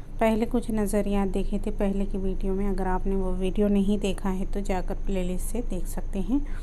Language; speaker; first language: Urdu; native; Urdu